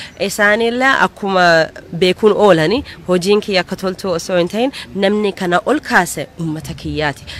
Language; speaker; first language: Oromo; early bilingual, heritage; Oromo